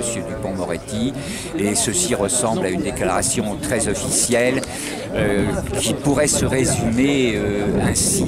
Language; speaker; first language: French; native; French